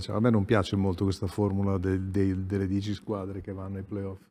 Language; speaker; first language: Italian; native; Italian